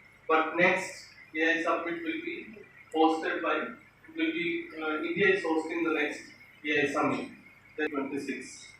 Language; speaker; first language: English; non-native, local second language; Bangla